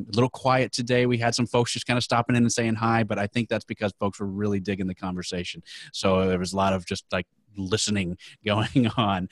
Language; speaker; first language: English; native; English